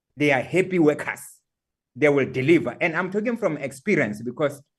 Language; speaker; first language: English; non-native, local second language; Southern Sotho